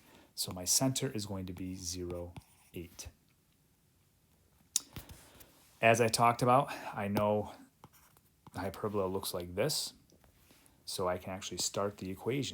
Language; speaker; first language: English; native; English